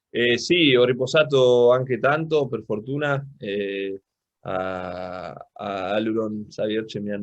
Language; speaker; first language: Italian; non-native, local second language; Spanish